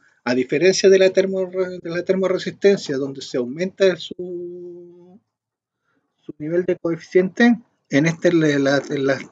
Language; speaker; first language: Spanish; native; Spanish